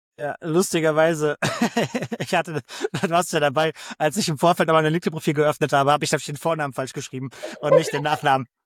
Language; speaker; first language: German; native; German